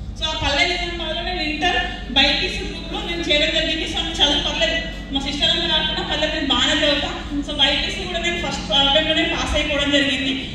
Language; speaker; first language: Telugu; early bilingual, other home language; Hindi